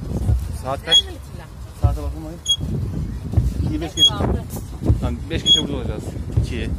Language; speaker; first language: Turkish; native; Turkish